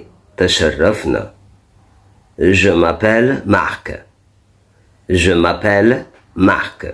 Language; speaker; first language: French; non-native, fluent; Arabic